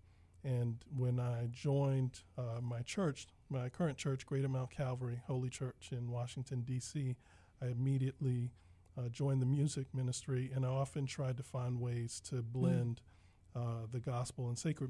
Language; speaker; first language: English; native; English